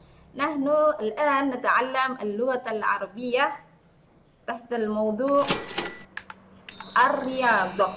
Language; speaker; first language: Arabic; non-native, fluent; Indonesian